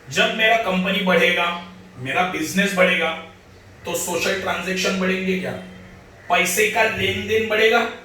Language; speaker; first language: Hindi; non-native, local second language; Marathi